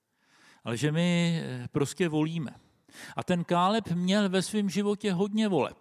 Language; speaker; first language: Czech; native; Czech